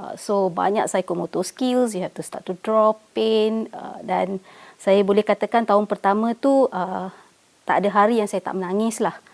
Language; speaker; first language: Malay; non-native, local second language; Tamil